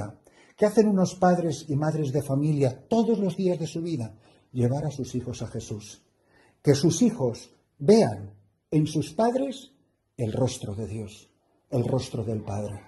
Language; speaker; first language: Spanish; native; Spanish